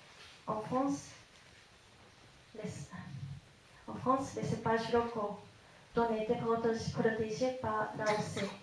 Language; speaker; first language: French; non-native, fluent; Japanese